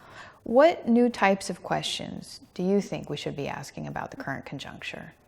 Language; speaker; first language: English; native; English